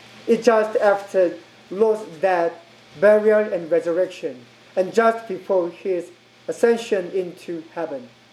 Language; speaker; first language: English; non-native, learner; Korean